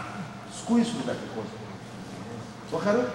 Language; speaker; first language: Japanese; native; Japanese